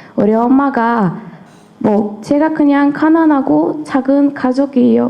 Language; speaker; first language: Korean; non-native, learner; Uzbek